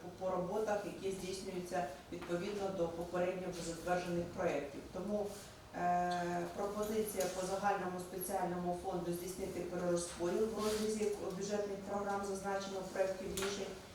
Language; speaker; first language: Ukrainian; native; Ukrainian